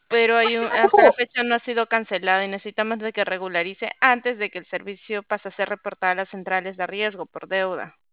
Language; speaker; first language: Spanish; native; Spanish